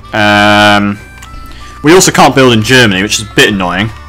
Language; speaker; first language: English; native; English